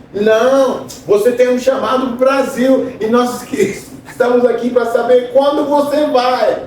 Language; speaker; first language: Portuguese; non-native, fluent; English